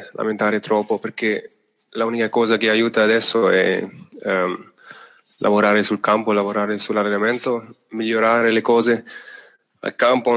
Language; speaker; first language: Italian; non-native, fluent; German